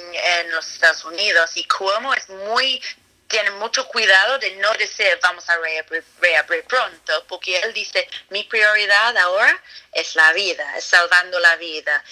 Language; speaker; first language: Spanish; non-native, fluent; English